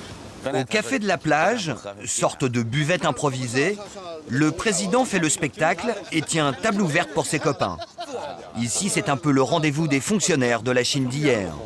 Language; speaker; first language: French; native; French